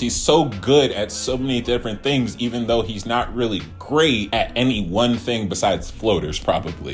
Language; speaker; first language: English; native; English